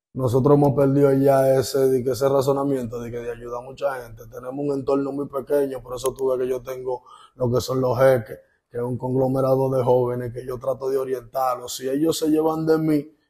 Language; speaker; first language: Spanish; native; Spanish